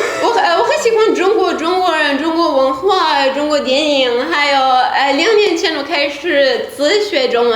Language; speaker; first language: Chinese; non-native, learner; Persian